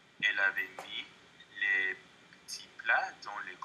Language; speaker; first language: French; non-native, learner; English